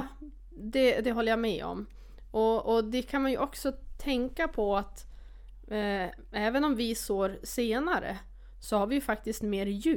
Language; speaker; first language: Swedish; native; Swedish